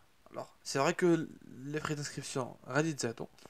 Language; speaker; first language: French; non-native, local second language; Arabic